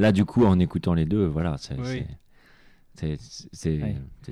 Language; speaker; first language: French; native; French